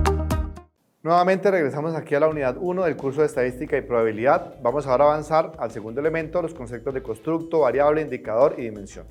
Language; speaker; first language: Spanish; native; Spanish